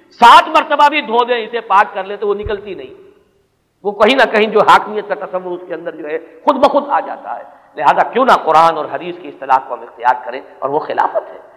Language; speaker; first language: Urdu; native; Urdu